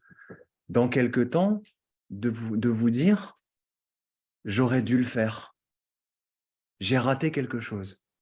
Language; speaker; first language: French; native; French